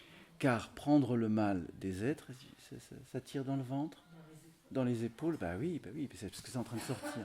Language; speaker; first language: French; native; French